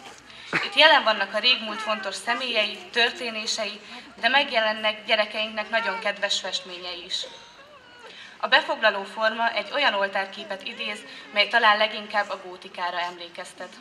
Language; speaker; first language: Hungarian; native; Hungarian